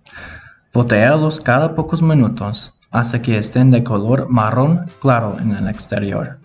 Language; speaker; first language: Spanish; non-native, learner; English